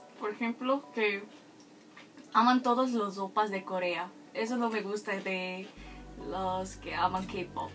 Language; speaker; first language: Spanish; non-native, fluent; Korean